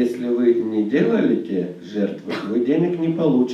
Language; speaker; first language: Russian; native; Russian